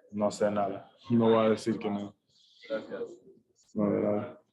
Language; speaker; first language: Spanish; early bilingual, heritage; English